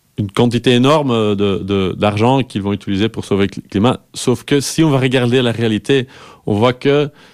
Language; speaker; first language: French; non-native, fluent; Dutch